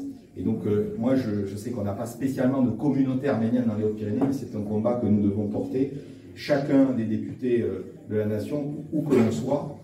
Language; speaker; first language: French; native; French